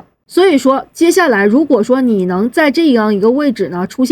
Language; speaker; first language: Chinese; native; Chinese